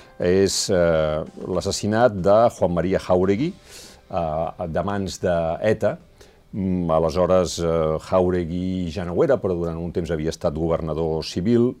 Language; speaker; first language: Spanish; non-native, local second language; Catalan